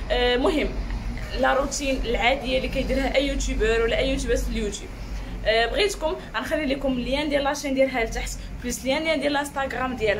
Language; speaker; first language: Arabic; native; Arabic